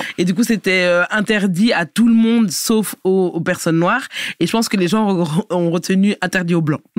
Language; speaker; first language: French; native; French